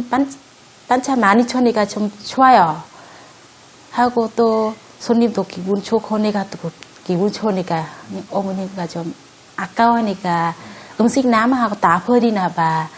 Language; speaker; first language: Korean; non-native, learner; Vietnamese